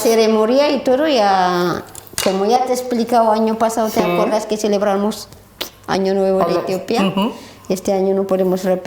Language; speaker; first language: Spanish; non-native, learner; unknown